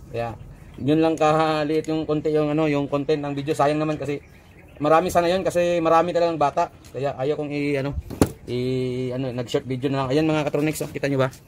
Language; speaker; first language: Filipino; non-native, local second language; Cebuano